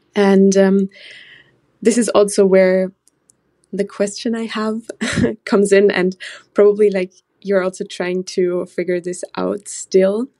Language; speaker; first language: English; non-native, fluent; German